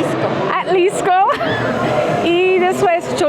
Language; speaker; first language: Spanish; non-native, learner; English